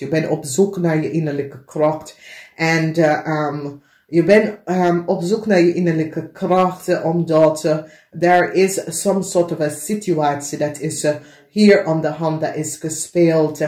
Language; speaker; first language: Dutch; non-native, learner; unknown